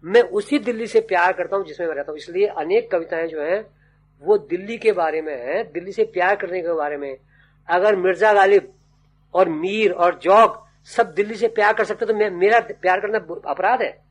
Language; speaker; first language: Hindi; native; Hindi